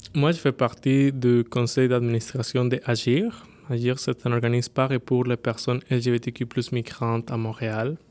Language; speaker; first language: French; non-native, fluent; Spanish